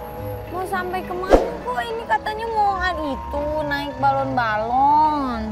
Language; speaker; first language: Indonesian; native; Indonesian